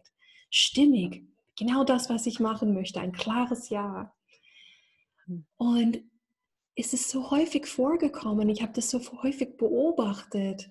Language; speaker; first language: German; non-native, fluent; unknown